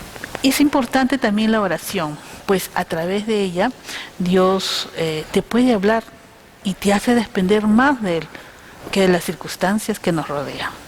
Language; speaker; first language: Spanish; native; Spanish